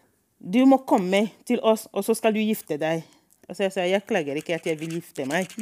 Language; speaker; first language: Norwegian; non-native, fluent; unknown